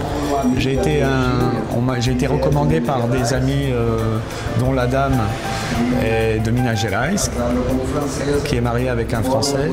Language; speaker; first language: French; non-native, fluent; Portuguese